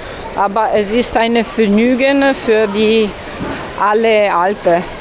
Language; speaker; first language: German; non-native, learner; Italian